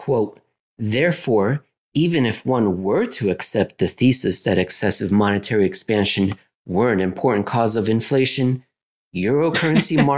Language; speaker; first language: English; native; English